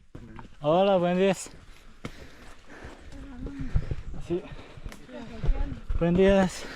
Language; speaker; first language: Spanish; non-native, learner; Korean